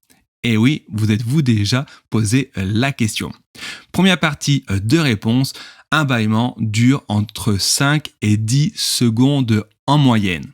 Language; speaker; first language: French; native; French